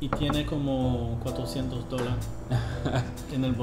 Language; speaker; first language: Spanish; non-native, fluent; English